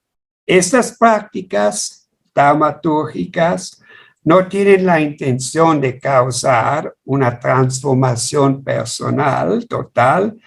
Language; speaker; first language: Spanish; non-native, fluent; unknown